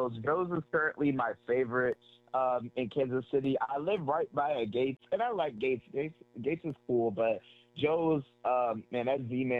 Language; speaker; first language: English; native; English